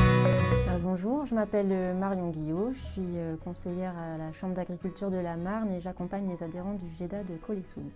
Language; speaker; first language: French; native; French